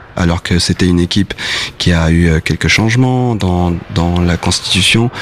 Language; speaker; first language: French; non-native, fluent; Spanish